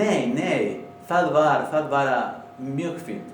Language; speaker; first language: Icelandic; non-native, learner; Spanish